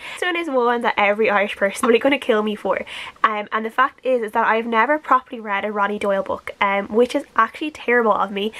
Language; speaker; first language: English; native; English